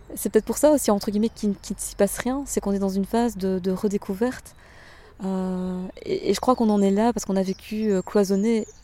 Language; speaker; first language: French; native; French